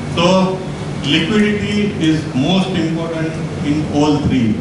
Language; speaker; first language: English; non-native, local second language; Gujarati